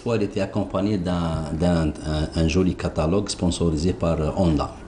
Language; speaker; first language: French; non-native, local second language; Arabic